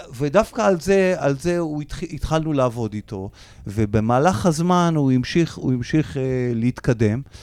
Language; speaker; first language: Hebrew; native; Hebrew